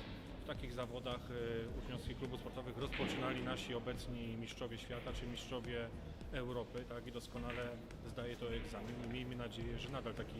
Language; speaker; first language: Polish; native; Polish